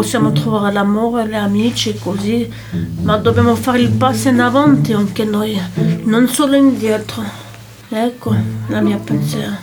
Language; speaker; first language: Italian; non-native, local second language; French